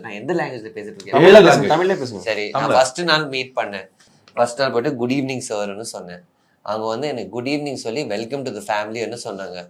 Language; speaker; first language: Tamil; non-native, fluent; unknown